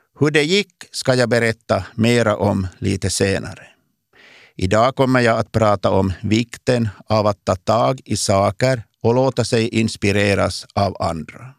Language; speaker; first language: Swedish; native; Swedish